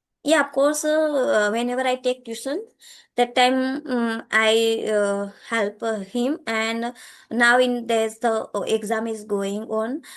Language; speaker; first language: English; non-native, learner; Gujarati